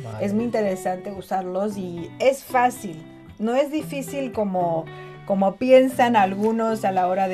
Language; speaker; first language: Spanish; non-native, fluent; Chinese